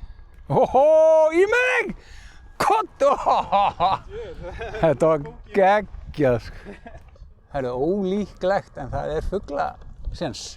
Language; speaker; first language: Icelandic; native; Icelandic